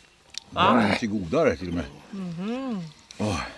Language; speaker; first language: Swedish; native; Swedish